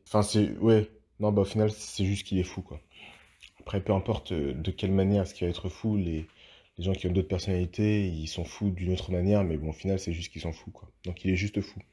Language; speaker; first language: French; native; French